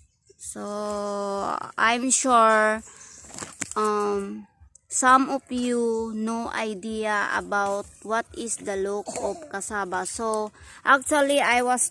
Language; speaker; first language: English; non-native, learner; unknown